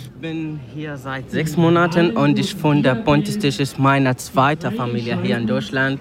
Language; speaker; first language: German; non-native, learner; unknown